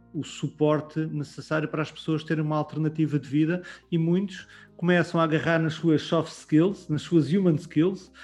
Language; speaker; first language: Portuguese; native; Portuguese